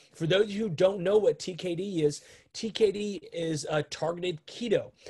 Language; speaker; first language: English; native; English